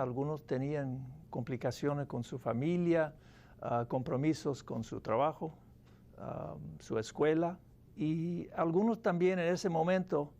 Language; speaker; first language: Spanish; non-native, fluent; English